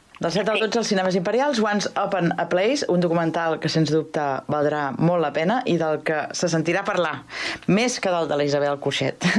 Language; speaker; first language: Catalan; native; Catalan